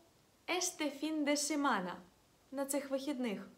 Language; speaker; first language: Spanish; non-native, fluent; Ukrainian